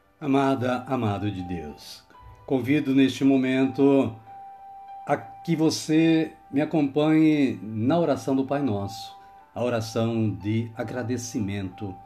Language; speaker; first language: Portuguese; native; Portuguese